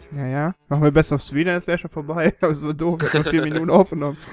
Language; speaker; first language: German; native; German